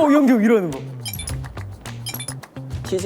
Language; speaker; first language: Korean; native; Korean